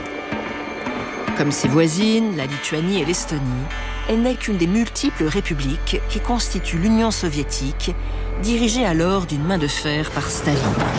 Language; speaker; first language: French; native; French